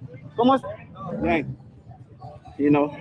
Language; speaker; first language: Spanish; non-native, learner; English